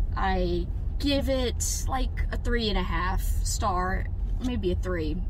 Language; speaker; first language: English; native; English